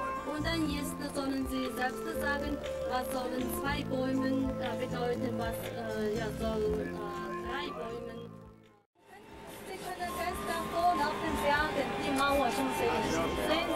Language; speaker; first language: German; non-native, learner; Chinese